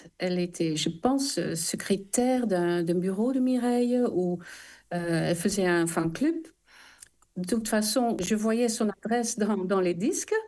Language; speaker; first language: French; non-native, fluent; Dutch